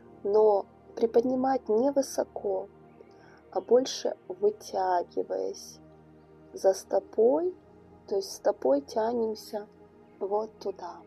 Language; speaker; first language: Russian; native; Russian